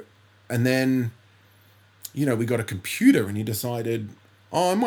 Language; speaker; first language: English; native; English